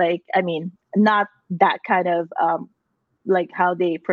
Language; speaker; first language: English; non-native, local second language; Filipino